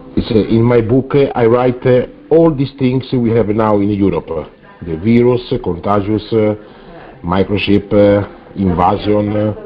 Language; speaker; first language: English; non-native, learner; Italian